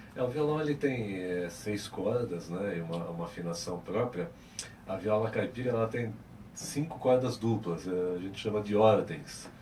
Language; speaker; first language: Portuguese; native; Portuguese